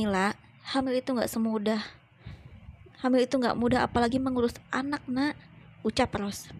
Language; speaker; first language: Indonesian; native; Indonesian